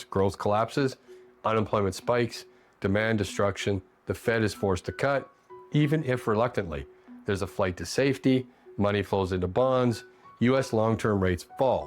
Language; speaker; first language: English; native; English